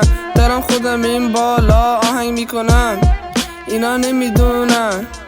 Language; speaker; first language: Persian; early bilingual, heritage; Persian